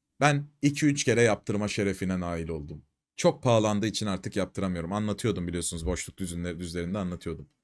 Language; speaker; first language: Turkish; native; Turkish